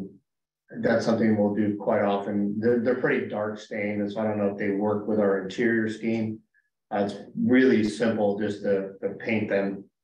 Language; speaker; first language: English; native; English